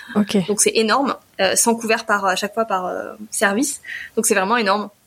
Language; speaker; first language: French; native; French